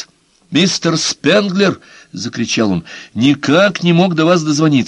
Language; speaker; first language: Russian; native; Russian